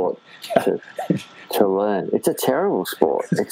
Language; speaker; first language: English; native; English